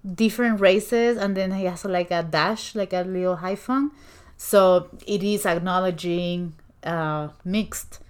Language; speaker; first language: English; non-native, fluent; Spanish